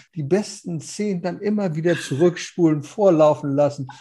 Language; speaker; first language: German; early bilingual, heritage; Danish